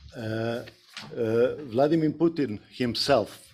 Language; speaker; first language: English; non-native, fluent; Serbian